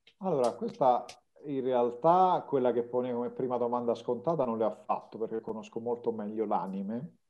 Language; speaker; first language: Italian; native; Italian